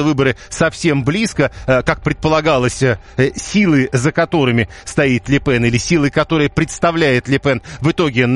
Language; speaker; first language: Russian; native; Russian